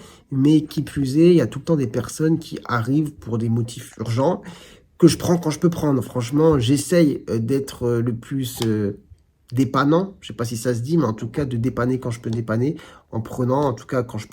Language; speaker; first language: French; native; French